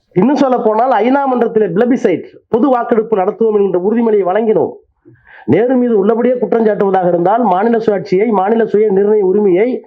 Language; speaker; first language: Tamil; native; Tamil